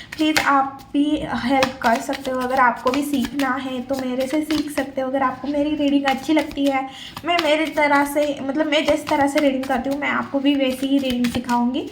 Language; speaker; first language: Hindi; non-native, local second language; Marathi